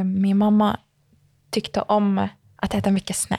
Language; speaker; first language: Swedish; early bilingual, other home language; Arabic